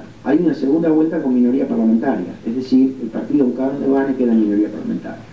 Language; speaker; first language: Spanish; native; Spanish